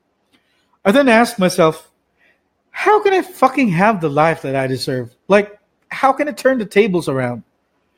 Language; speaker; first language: English; non-native, local second language; Cebuano